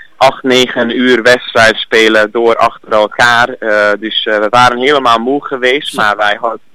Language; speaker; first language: Dutch; non-native, learner; Hungarian